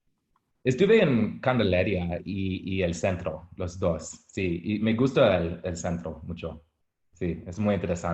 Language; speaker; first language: Spanish; non-native, learner; English